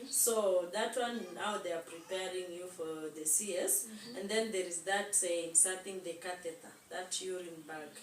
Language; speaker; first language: English; non-native, local second language; Swahili